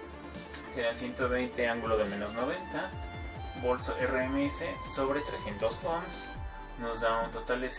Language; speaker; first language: Spanish; native; Spanish